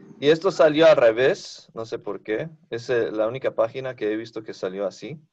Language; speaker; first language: Spanish; non-native, fluent; English